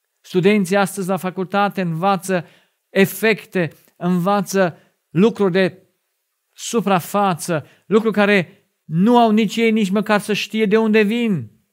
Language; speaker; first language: Romanian; non-native, fluent; German